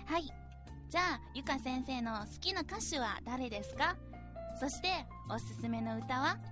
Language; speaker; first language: Japanese; non-native, fluent; Chinese